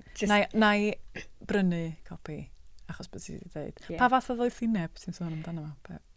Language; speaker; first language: Welsh; native; Welsh